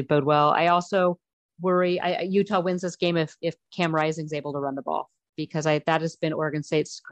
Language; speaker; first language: English; native; English